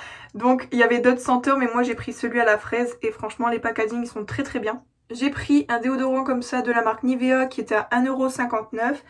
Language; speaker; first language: French; native; French